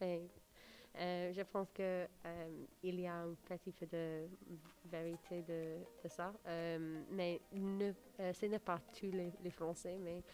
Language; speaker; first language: French; non-native, learner; English